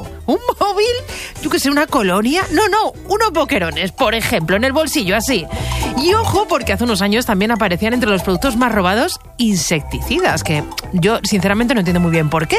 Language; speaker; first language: Spanish; native; Spanish